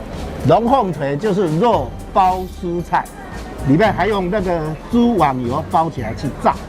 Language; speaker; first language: Chinese; native; Chinese